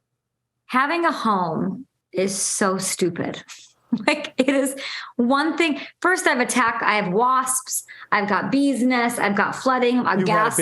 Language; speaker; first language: English; native; English